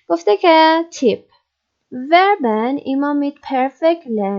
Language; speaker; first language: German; non-native, learner; Persian